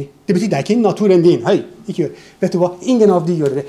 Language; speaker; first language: Norwegian; non-native, fluent; Persian